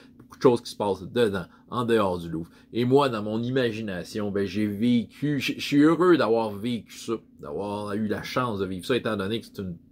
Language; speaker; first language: French; native; French